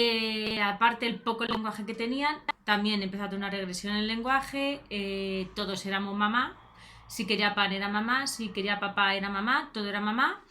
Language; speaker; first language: Spanish; native; Spanish